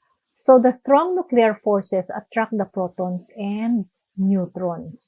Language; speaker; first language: English; non-native, local second language; Filipino